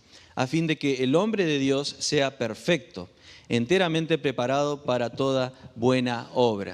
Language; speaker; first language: Spanish; native; Spanish